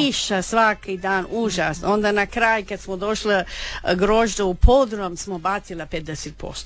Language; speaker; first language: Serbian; early bilingual, heritage; Croatian